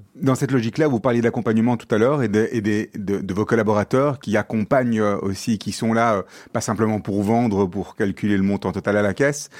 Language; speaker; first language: French; native; French